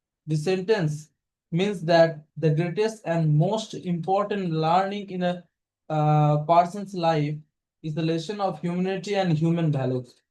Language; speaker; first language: English; non-native, local second language; Bangla